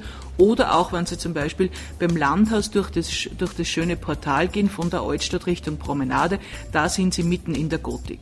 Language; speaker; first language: German; native; German